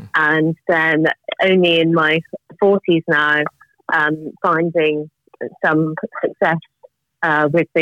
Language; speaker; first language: English; native; English